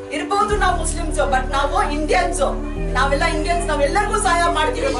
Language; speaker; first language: Kannada; non-native, local second language; Urdu